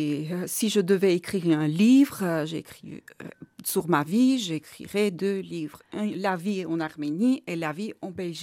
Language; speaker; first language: French; non-native, learner; Armenian